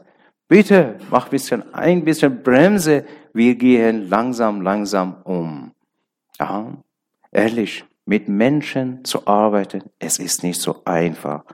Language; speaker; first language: German; non-native, learner; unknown